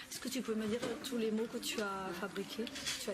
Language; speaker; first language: French; native; French